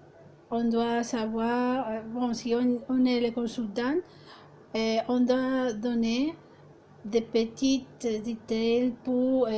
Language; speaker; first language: French; non-native, fluent; Spanish